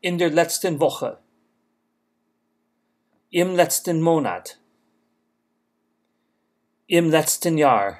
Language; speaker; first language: German; non-native, fluent; English